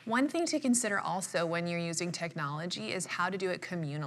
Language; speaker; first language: English; native; English